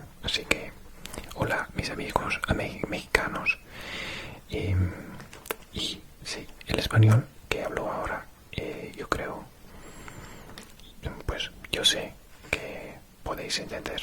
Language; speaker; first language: Spanish; non-native, fluent; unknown